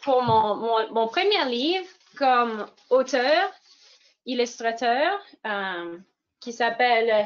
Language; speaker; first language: French; non-native, fluent; English